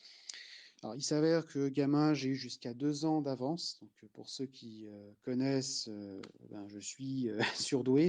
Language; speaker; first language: French; native; French